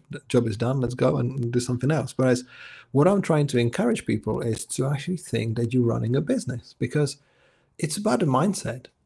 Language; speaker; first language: English; non-native, fluent; Czech